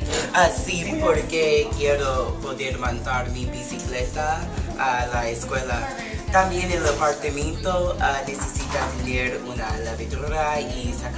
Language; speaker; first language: Spanish; non-native, learner; English